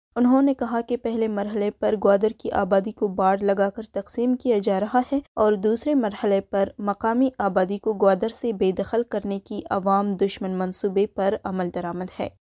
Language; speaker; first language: Urdu; non-native, local second language; Baluchi